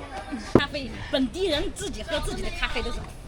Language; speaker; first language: Chinese; native; Chinese